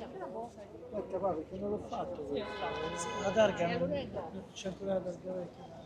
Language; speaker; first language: Italian; native; Italian